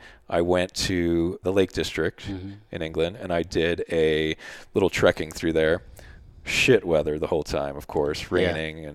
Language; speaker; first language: English; native; English